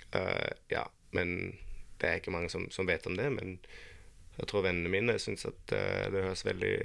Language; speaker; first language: Norwegian; non-native, learner; German